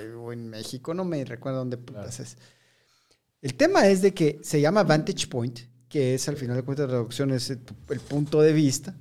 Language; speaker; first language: Spanish; native; Spanish